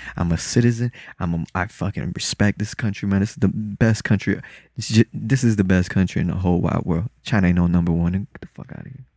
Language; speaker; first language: English; early bilingual, other home language; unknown